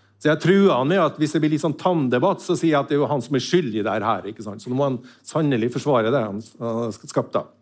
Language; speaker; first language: Norwegian; native; Norwegian